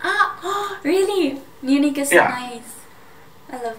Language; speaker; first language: English; non-native, fluent; German